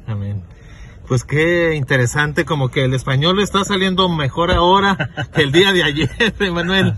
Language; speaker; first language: Spanish; native; Spanish